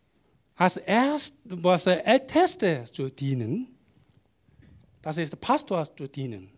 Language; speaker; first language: German; non-native, learner; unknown